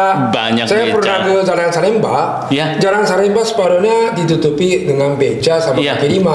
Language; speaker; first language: Indonesian; non-native, fluent; Japanese